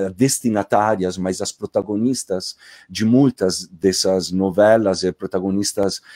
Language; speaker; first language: Portuguese; non-native, fluent; Italian